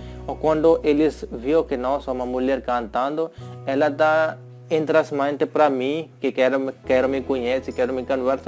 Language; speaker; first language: Portuguese; non-native, learner; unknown